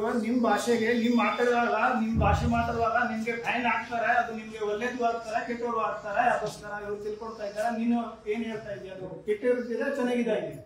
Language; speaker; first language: Kannada; non-native, learner; Punjabi